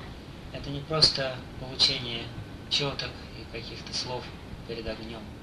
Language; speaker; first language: Russian; native; Russian